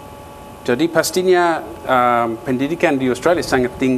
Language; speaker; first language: Indonesian; non-native, fluent; English